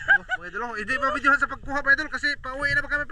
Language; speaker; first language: Filipino; non-native, local second language; Cebuano